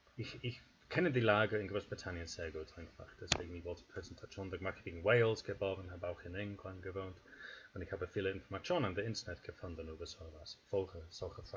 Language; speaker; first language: German; non-native, fluent; English